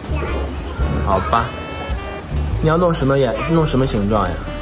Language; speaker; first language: Chinese; native; Chinese